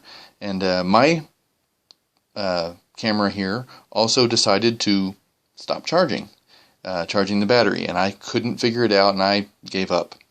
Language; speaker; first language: English; native; English